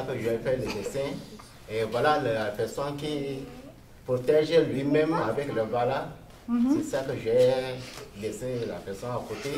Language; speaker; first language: French; non-native, learner; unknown